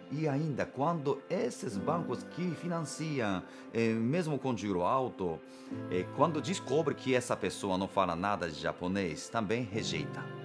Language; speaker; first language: Portuguese; non-native, fluent; Japanese